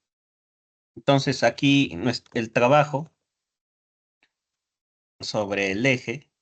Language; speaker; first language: Spanish; native; Spanish